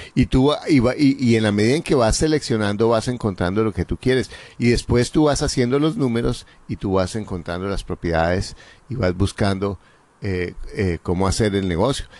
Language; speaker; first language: Spanish; native; Spanish